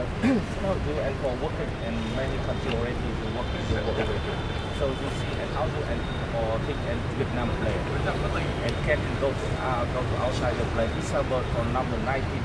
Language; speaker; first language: English; non-native, learner; Vietnamese